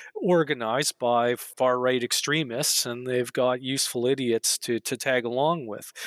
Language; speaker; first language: English; native; English